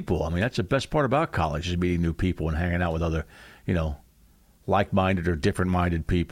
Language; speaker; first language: English; native; English